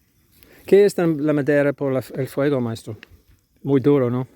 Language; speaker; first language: Spanish; non-native, learner; English